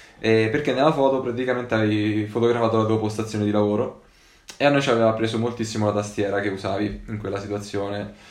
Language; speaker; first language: Italian; native; Italian